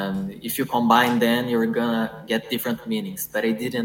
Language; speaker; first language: English; non-native, fluent; Portuguese